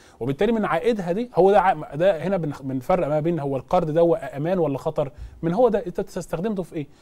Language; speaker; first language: Arabic; native; Arabic